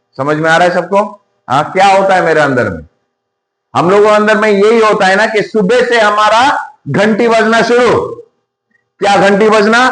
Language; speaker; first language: Hindi; non-native, local second language; Bangla